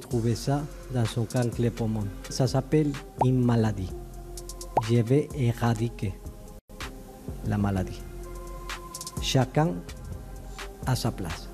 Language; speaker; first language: French; native; French